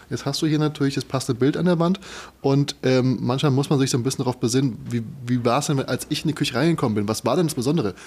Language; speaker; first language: German; native; German